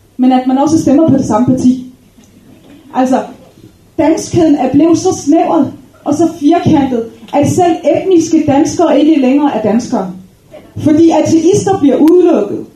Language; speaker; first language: Danish; early bilingual, other home language; Arabic